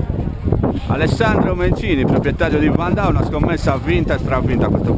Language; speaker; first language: Italian; native; Italian